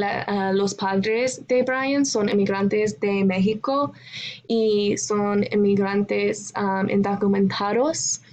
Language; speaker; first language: Spanish; non-native, learner; English